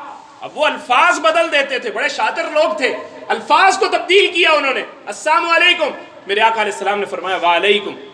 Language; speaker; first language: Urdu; non-native, local second language; Punjabi